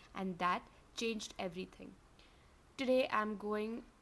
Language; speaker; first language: English; non-native, local second language; Marathi